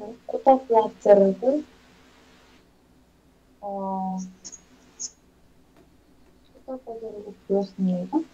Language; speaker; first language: Korean; non-native, learner; Indonesian